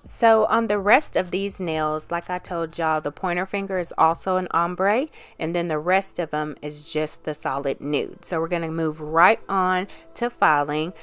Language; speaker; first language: English; native; English